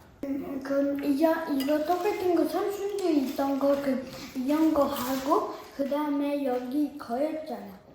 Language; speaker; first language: Korean; early bilingual, heritage; French